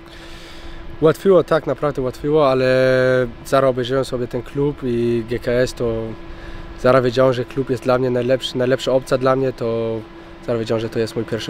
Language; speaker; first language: Polish; early bilingual, heritage; Polish